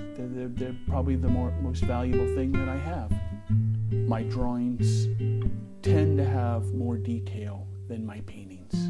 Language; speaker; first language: English; native; English